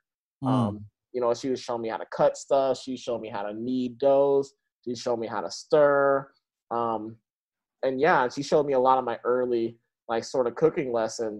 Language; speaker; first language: English; native; English